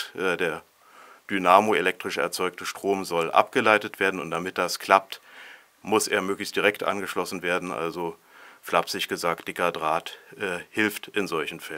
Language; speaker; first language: German; native; German